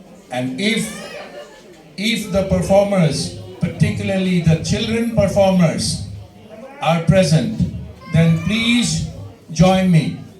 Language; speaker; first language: English; non-native, local second language; Bangla